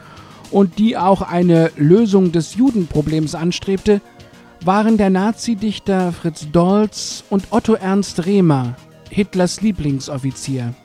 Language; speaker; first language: German; native; German